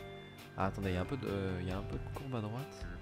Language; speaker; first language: French; native; French